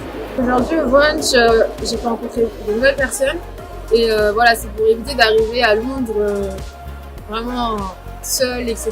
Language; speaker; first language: French; native; French